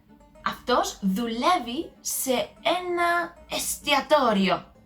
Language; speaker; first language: Greek; non-native, learner; English